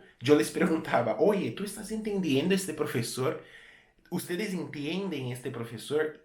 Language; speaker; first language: Spanish; non-native, fluent; Portuguese